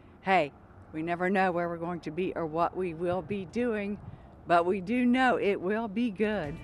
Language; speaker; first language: English; native; English